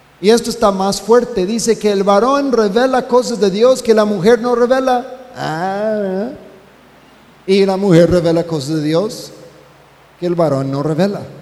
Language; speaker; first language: Spanish; non-native, fluent; English